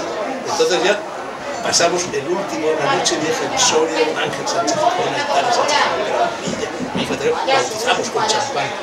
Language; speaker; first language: Spanish; native; Spanish